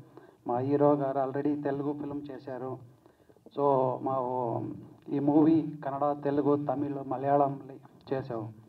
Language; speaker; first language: Telugu; non-native, learner; Kannada